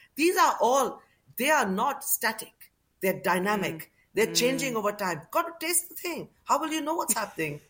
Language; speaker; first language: English; non-native, local second language; Urdu